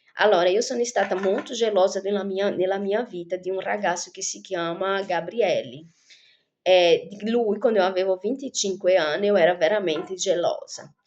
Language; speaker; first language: Italian; non-native, fluent; Portuguese